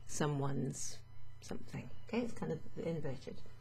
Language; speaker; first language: English; native; English